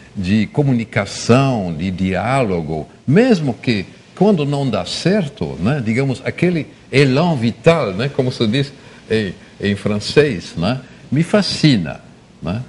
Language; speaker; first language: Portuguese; non-native, fluent; German